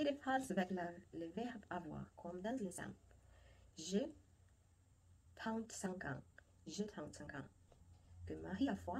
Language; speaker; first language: French; non-native, learner; Korean